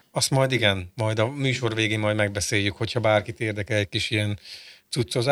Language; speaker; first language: Hungarian; native; Hungarian